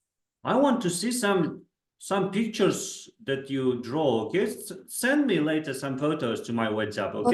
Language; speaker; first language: English; non-native, fluent; Kazakh